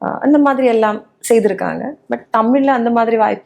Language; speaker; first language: Tamil; non-native, learner; Malayalam